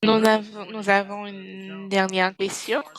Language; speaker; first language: French; non-native, fluent; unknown